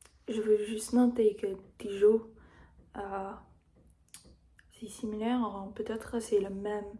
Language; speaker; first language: French; non-native, learner; English